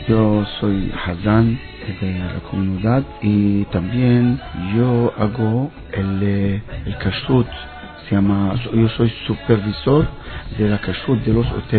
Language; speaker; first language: Spanish; non-native, learner; Hebrew